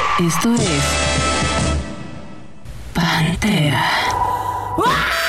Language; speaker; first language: Spanish; native; Spanish